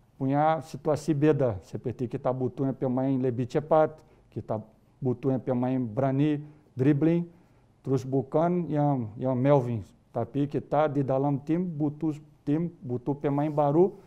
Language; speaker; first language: Indonesian; non-native, fluent; Portuguese